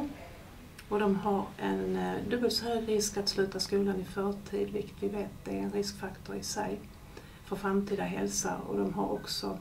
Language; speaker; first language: Swedish; native; Swedish